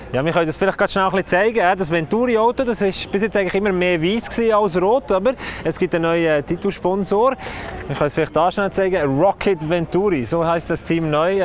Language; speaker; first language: German; native; German